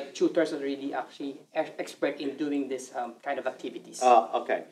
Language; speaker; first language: English; non-native, local second language; Filipino